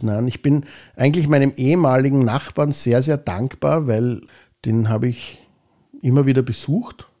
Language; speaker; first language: German; native; German